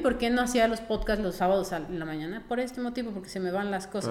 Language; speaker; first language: Spanish; native; Spanish